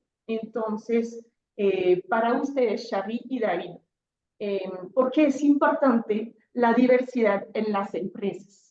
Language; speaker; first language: Spanish; non-native, fluent; French